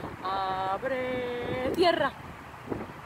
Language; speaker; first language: Spanish; non-native, fluent; English